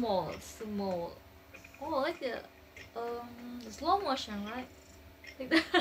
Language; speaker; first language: English; non-native, learner; Indonesian